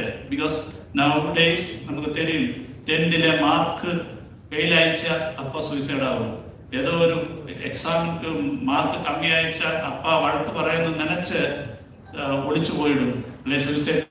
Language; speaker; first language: Tamil; non-native, learner; Malayalam